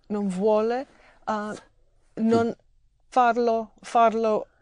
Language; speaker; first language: Italian; non-native, learner; English